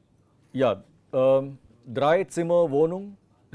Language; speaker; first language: German; non-native, fluent; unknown